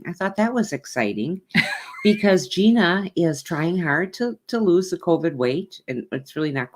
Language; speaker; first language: English; native; English